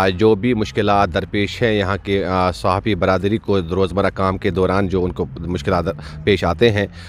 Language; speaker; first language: Urdu; non-native, local second language; Kashmiri